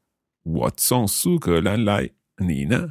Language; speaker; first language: Chinese; non-native, learner; English